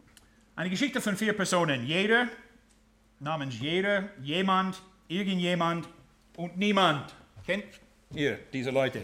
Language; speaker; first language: German; non-native, fluent; English